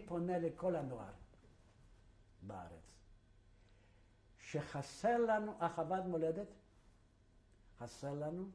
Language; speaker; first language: Hebrew; non-native, fluent; Yiddish